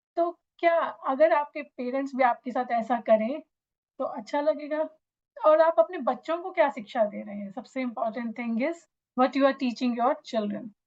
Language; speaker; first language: Hindi; native; Hindi